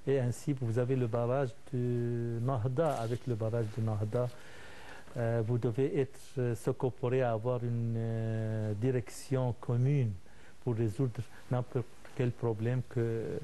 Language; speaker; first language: French; non-native, fluent; Arabic